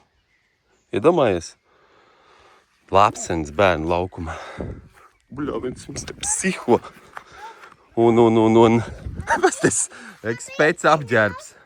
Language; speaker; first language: Latvian; native; Latvian